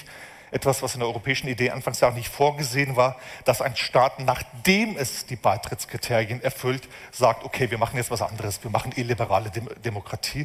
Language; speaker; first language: German; native; German